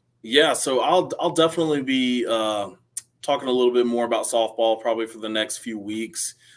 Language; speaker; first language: English; native; English